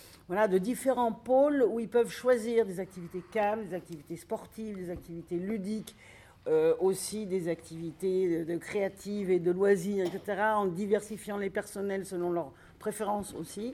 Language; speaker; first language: French; native; French